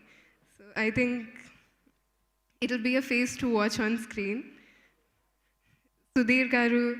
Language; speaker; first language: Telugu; non-native, fluent; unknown